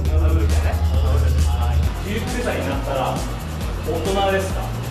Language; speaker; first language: Japanese; non-native, learner; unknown